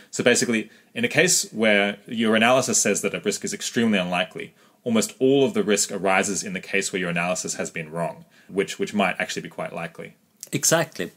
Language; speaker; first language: English; native; English